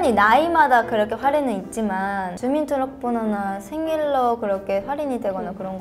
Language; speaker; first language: Korean; non-native, fluent; Japanese